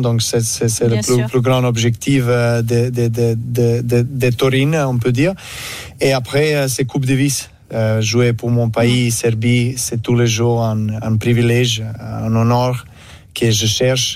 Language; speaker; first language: French; non-native, learner; Serbian